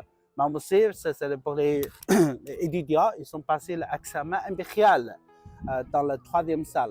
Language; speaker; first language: French; non-native, learner; Chinese